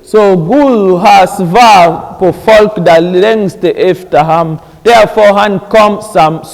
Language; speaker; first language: Danish; non-native, learner; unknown